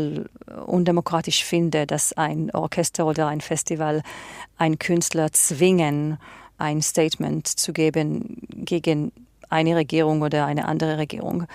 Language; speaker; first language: German; non-native, fluent; Hebrew